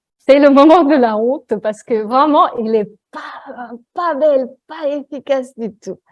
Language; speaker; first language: French; non-native, fluent; Italian